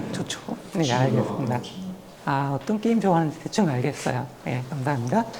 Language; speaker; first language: Korean; native; Korean